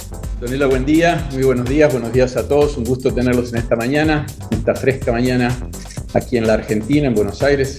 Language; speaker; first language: Spanish; native; Spanish